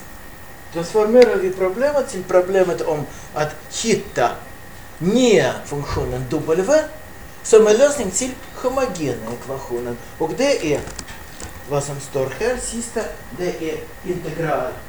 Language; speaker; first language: Swedish; non-native, fluent; Russian